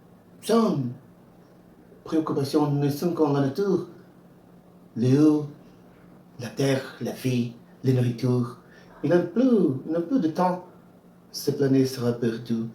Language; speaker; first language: French; non-native, learner; Portuguese